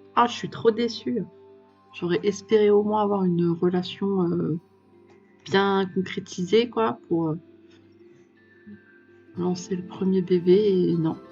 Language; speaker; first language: French; native; French